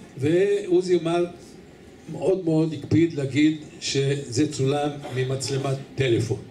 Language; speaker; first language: Hebrew; native; Hebrew